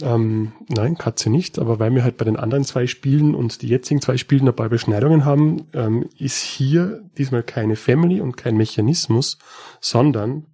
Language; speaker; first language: German; native; German